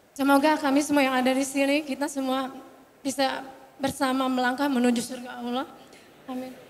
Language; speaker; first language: Indonesian; native; Indonesian